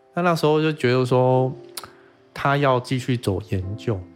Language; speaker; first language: Chinese; native; Chinese